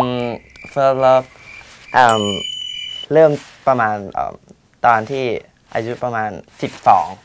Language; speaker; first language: Thai; native; Thai